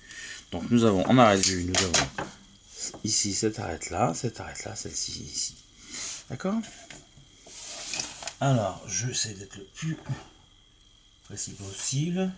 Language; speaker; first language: French; native; French